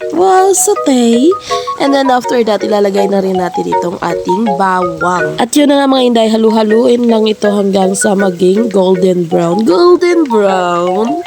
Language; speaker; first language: Filipino; non-native, local second language; Cebuano